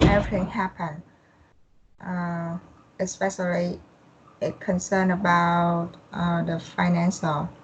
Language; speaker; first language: English; non-native, learner; Vietnamese